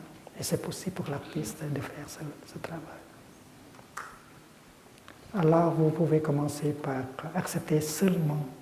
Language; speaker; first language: French; non-native, fluent; Vietnamese